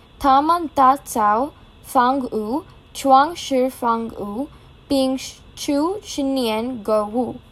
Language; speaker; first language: Chinese; non-native, learner; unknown